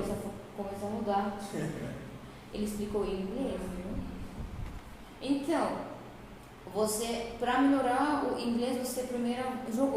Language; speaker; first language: Portuguese; non-native, fluent; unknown